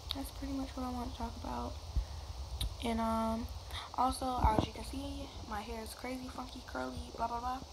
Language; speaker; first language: English; native; English